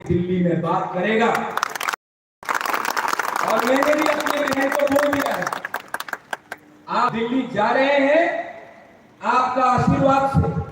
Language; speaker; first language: Hindi; non-native, local second language; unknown